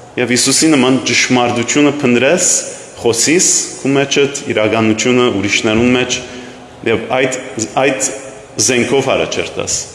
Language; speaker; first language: Armenian; early bilingual, heritage; Armenian